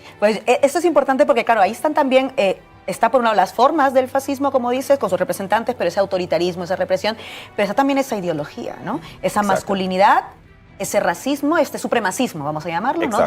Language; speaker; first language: Spanish; native; Spanish